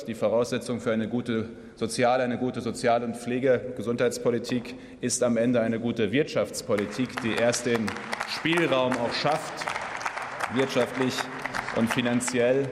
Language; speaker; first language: German; native; German